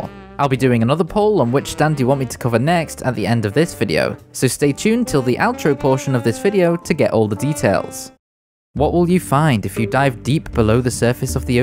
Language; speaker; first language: English; native; English